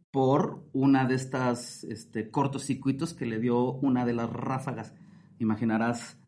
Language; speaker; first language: Spanish; native; Spanish